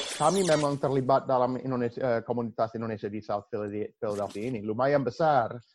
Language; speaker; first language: Indonesian; non-native, fluent; English